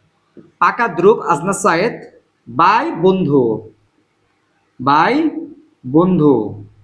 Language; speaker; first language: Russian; non-native, learner; Bangla